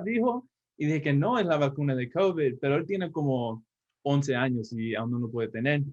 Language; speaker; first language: Spanish; early bilingual, heritage; Spanish